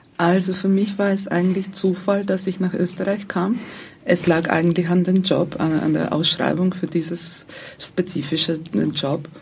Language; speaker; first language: German; non-native, fluent; Croatian